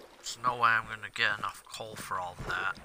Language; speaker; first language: English; native; English